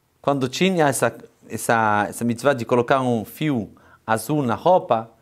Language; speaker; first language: Portuguese; non-native, fluent; Hebrew